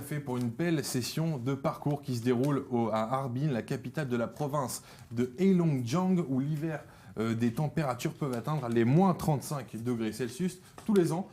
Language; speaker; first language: French; native; French